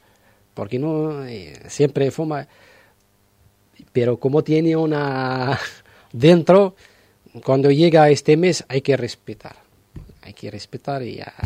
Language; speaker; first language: Spanish; non-native, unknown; Arabic